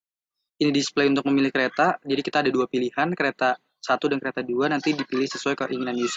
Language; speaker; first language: Indonesian; native; Indonesian